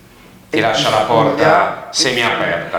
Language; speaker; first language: Italian; native; Italian